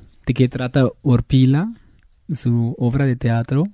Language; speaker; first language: Spanish; non-native, fluent; German